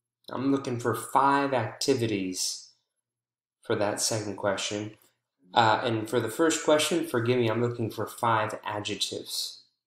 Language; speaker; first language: English; native; English